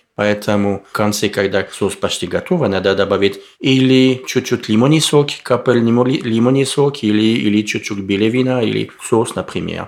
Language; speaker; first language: Russian; non-native, learner; French